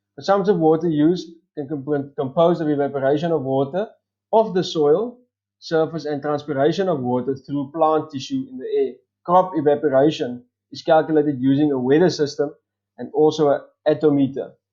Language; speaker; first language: English; non-native, local second language; Afrikaans